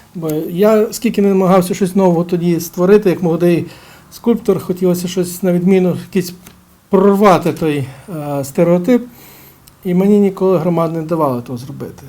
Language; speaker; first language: Ukrainian; native; Ukrainian